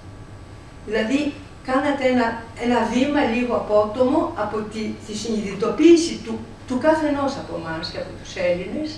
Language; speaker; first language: Greek; native; Greek